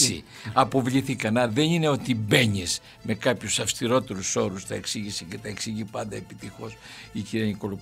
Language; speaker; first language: Greek; native; Greek